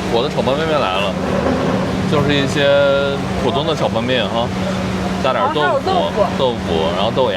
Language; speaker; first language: Chinese; native; Chinese